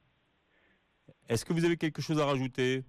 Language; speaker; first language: French; native; French